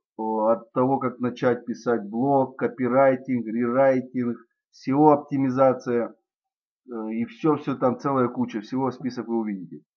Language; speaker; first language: Russian; native; Russian